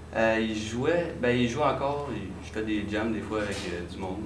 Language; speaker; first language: French; native; French